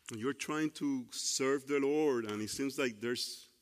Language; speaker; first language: English; non-native, fluent; Spanish